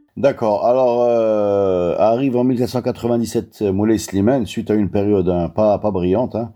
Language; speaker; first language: French; non-native, local second language; Arabic